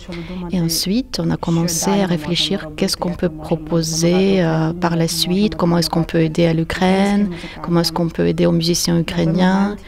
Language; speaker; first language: French; non-native, fluent; Ukrainian